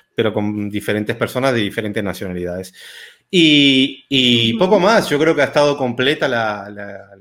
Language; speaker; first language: Spanish; native; Spanish